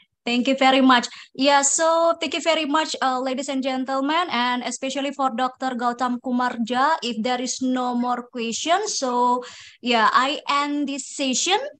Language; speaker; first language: English; non-native, fluent; Indonesian